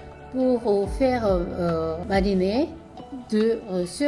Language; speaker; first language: French; non-native, learner; Korean